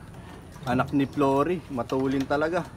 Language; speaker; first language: Filipino; native; Filipino